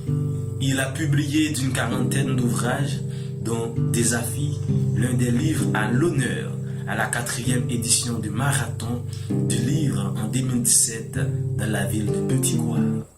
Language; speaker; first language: French; non-native, local second language; Haitian Creole